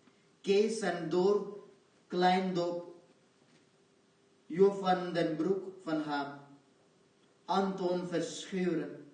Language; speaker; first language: Dutch; non-native, fluent; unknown